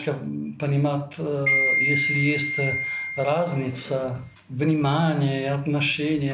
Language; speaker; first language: Russian; non-native, fluent; Italian